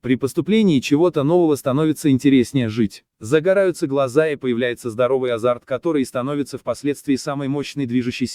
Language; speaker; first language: Russian; native; Russian